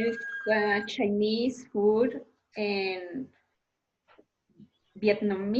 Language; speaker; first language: English; non-native, learner; Spanish